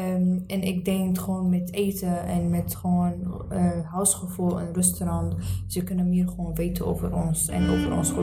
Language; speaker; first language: Dutch; early bilingual, other home language; Arabic